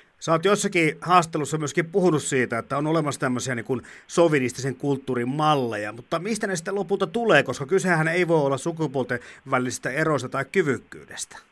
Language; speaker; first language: Finnish; native; Finnish